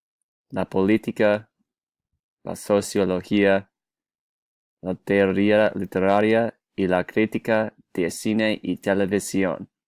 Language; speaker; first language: Spanish; non-native, learner; English